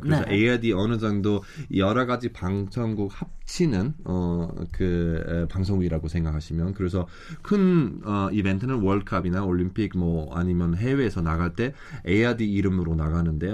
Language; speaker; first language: Korean; non-native, fluent; German